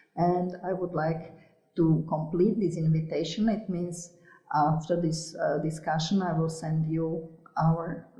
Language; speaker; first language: English; non-native, fluent; Slovak